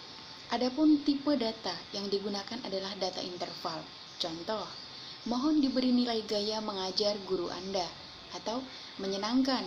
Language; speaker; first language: Indonesian; native; Indonesian